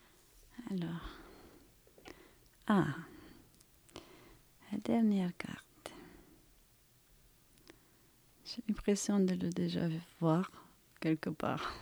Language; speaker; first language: French; non-native, fluent; Romanian